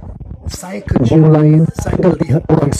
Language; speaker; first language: Indonesian; non-native, learner; English